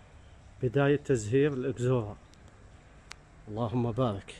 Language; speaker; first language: Arabic; native; Arabic